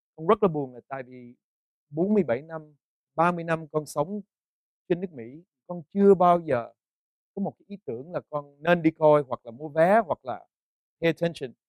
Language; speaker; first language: Vietnamese; early bilingual, other home language; English